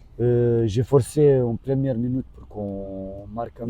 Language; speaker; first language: French; non-native, learner; Romanian